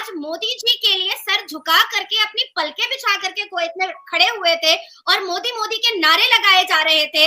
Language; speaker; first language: Hindi; native; Hindi